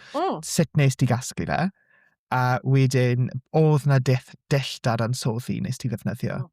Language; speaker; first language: Welsh; native; Welsh